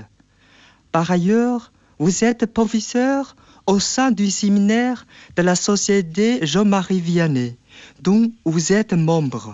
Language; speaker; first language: French; non-native, fluent; Chinese